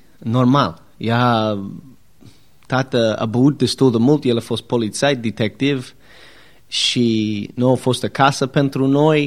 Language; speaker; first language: Romanian; non-native, learner; English